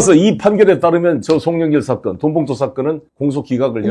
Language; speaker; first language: Korean; native; Korean